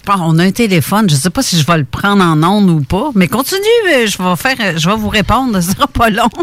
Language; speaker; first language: French; native; French